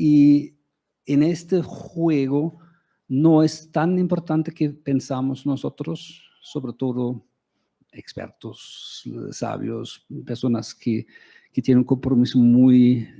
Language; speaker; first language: Spanish; non-native, fluent; German